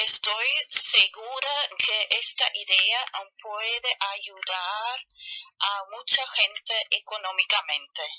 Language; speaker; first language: Spanish; non-native, fluent; German